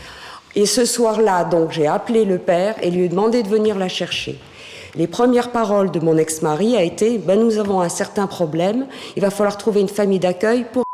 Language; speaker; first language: French; native; French